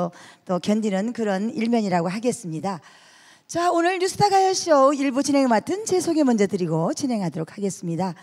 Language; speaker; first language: Korean; native; Korean